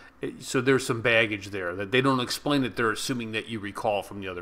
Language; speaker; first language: English; native; English